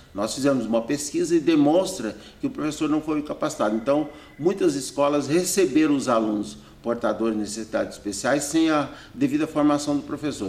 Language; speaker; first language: Portuguese; native; Portuguese